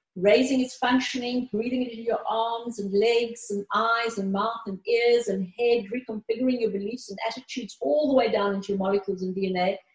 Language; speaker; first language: English; early bilingual, other home language; Greek